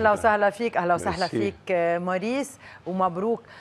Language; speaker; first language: Arabic; native; Arabic